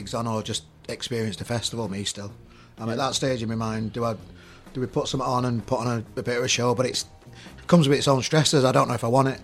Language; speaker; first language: English; native; English